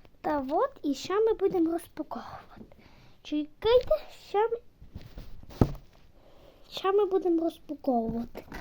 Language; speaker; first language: Ukrainian; native; Ukrainian